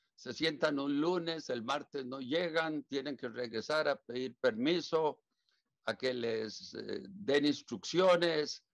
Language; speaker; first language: Spanish; native; Spanish